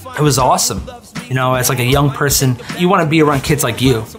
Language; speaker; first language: English; native; English